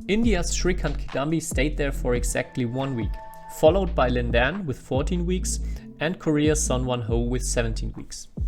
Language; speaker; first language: English; non-native, fluent; German